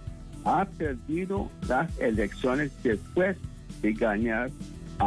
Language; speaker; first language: Spanish; non-native, fluent; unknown